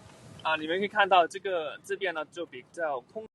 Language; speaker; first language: Chinese; early bilingual, heritage; Chinese